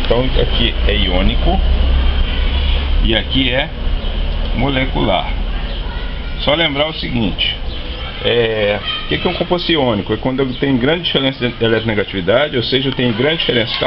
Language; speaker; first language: Portuguese; native; Portuguese